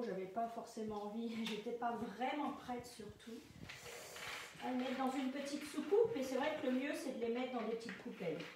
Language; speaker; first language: French; native; French